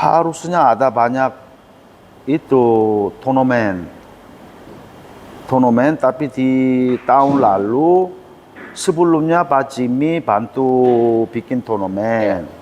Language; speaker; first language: Indonesian; non-native, learner; Korean